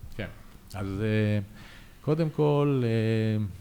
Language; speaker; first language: Hebrew; early bilingual, other home language; Spanish